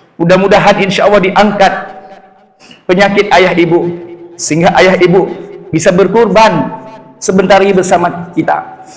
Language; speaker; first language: Indonesian; non-native, local second language; Achinese